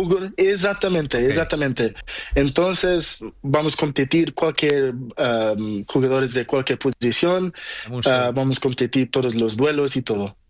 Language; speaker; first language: Spanish; non-native, learner; Portuguese